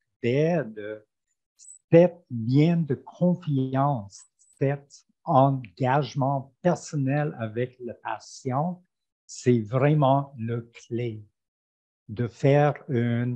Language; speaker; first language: French; non-native, fluent; English